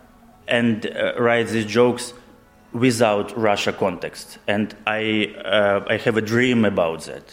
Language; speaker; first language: English; non-native, learner; Ukrainian